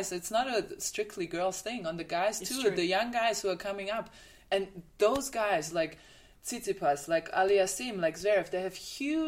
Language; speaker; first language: English; non-native, fluent; German